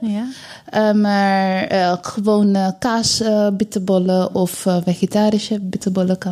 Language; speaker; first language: Dutch; non-native, learner; Bangla